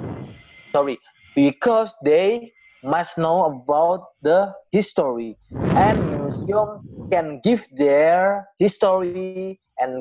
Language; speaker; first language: English; non-native, learner; Indonesian